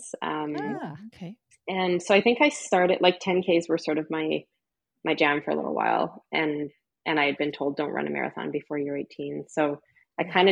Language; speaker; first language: English; native; English